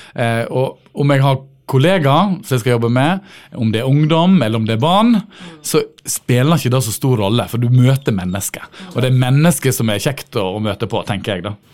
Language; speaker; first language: Norwegian; native; Norwegian